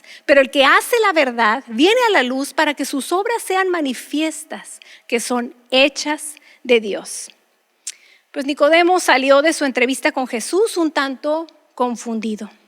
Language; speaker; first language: Spanish; native; Spanish